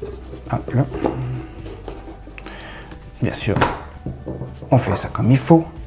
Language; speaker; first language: French; native; French